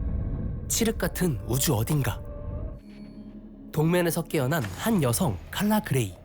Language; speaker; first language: Korean; native; Korean